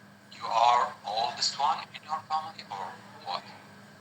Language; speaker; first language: English; non-native, learner; Arabic